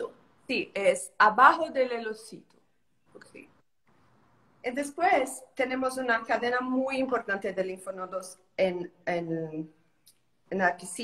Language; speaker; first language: Spanish; non-native, learner; Portuguese